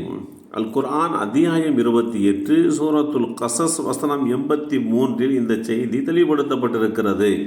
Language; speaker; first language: Tamil; native; Tamil